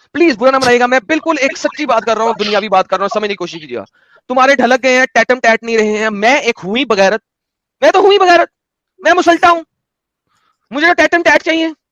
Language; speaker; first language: Hindi; native; Hindi